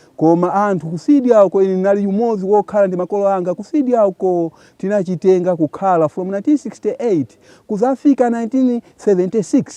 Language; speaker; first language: Nyanja; non-native, local second language; Tumbuka